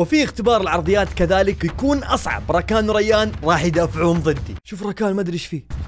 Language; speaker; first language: Arabic; native; Arabic